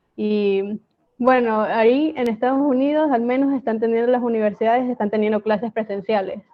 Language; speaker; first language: Spanish; native; Spanish